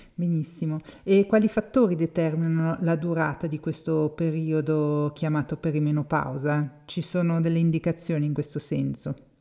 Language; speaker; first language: Italian; native; Italian